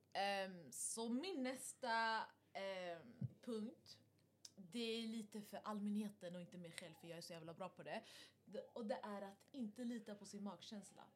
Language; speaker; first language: Swedish; early bilingual, other home language; Arabic